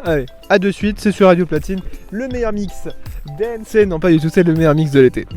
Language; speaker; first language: French; native; French